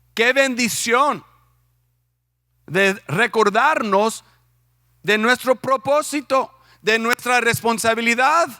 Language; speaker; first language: Spanish; non-native, fluent; English